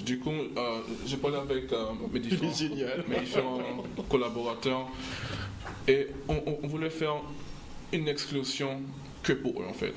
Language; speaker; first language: French; non-native, local second language; English